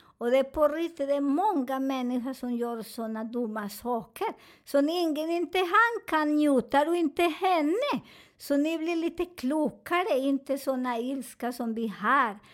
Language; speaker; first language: Swedish; non-native, learner; Spanish